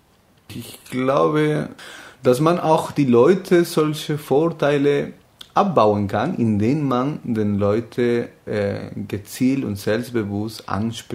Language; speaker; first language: German; non-native, fluent; Spanish